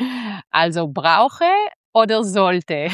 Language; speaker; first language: German; non-native, fluent; Hebrew